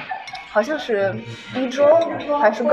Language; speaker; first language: Chinese; non-native, fluent; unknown